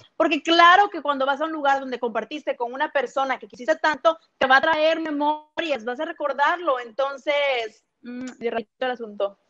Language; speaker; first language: Spanish; early bilingual, heritage; Spanish